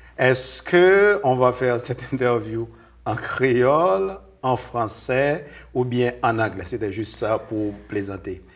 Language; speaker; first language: French; non-native, local second language; Haitian Creole